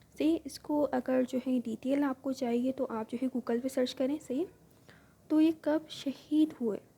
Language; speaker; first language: Urdu; native; Urdu